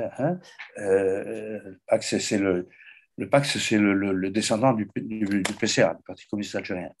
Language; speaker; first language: French; native; French